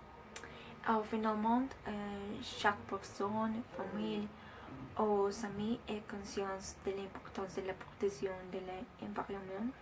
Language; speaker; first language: French; non-native, learner; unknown